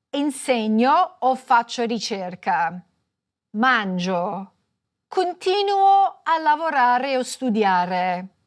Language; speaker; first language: Italian; non-native, fluent; English